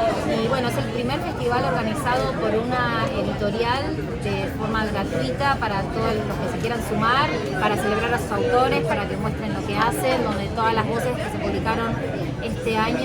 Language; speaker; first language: Spanish; native; Spanish